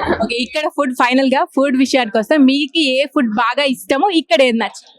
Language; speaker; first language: Telugu; native; Telugu